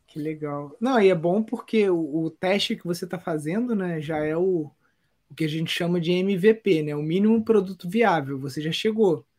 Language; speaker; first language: Portuguese; native; Portuguese